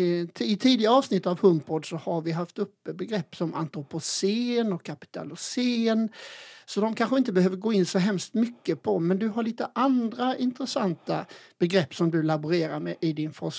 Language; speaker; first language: Swedish; native; Swedish